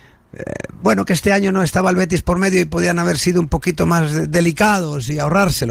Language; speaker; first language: Spanish; native; Spanish